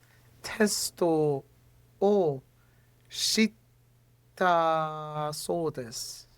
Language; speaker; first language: Japanese; non-native, learner; English